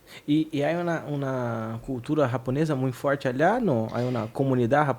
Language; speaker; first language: Spanish; non-native, fluent; Portuguese